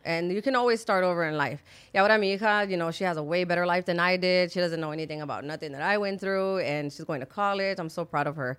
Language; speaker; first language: English; early bilingual, other home language; Spanish